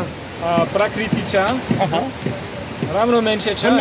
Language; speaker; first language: Nepali; non-native, learner; French